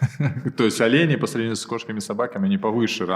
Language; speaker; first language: Russian; native; Russian